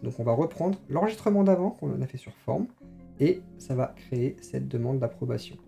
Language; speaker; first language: French; native; French